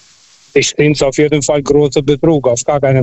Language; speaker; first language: German; non-native, fluent; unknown